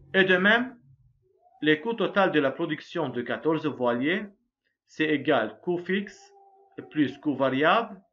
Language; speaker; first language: French; non-native, local second language; Arabic